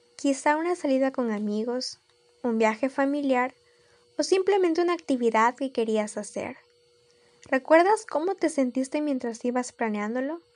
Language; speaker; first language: Spanish; native; Spanish